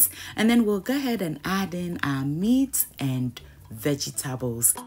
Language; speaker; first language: English; non-native, local second language; Ga